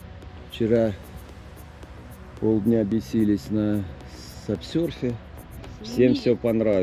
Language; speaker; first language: Russian; native; Russian